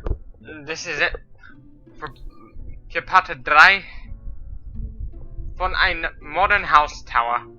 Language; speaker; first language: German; non-native, learner; English